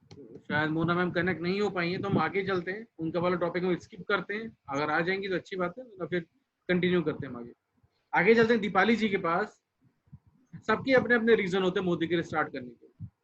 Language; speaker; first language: Hindi; native; Hindi